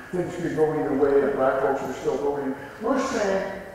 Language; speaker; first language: English; native; English